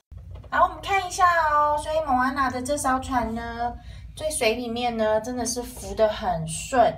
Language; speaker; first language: Chinese; native; Chinese